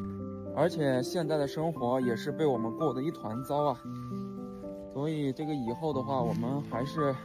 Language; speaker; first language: Chinese; native; Chinese